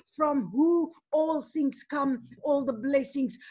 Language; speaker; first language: English; non-native, local second language; Afrikaans